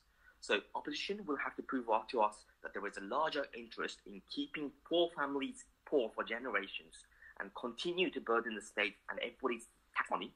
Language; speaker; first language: English; non-native, fluent; Japanese